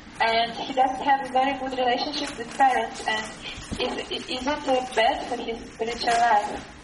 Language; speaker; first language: English; non-native, learner; Russian